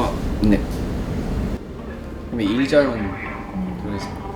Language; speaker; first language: Korean; non-native, fluent; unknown